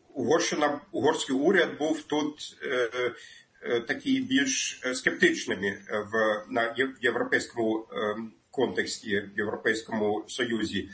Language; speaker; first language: Ukrainian; non-native, fluent; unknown